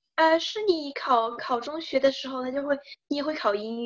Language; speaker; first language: Chinese; early bilingual, other home language; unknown